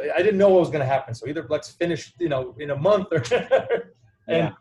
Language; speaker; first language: English; non-native, fluent; Portuguese